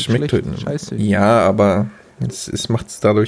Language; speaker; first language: German; native; German